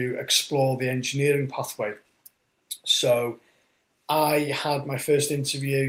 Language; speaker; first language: English; native; English